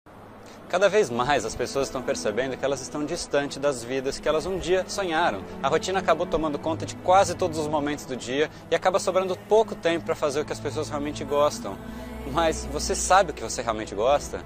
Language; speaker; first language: Portuguese; native; Portuguese